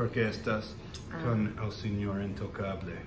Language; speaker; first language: Spanish; non-native, learner; English